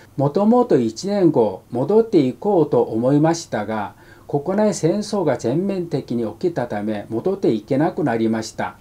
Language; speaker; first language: Japanese; non-native, fluent; Korean